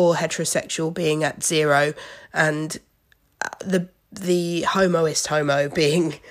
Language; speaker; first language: English; native; English